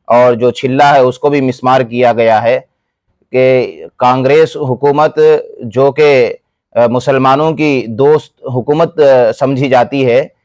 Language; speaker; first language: Urdu; native; Urdu